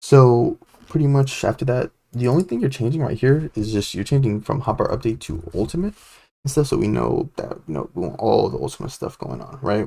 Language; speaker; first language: English; native; English